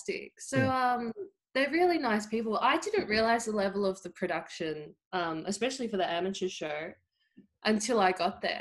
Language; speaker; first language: English; native; English